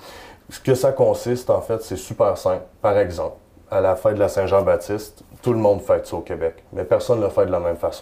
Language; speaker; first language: French; native; French